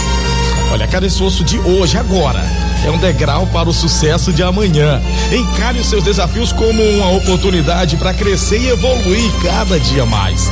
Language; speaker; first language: Portuguese; native; Portuguese